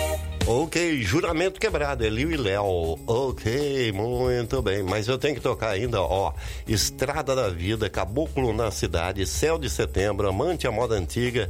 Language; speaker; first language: Portuguese; native; Portuguese